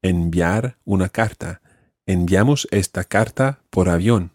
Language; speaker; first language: Spanish; non-native, fluent; English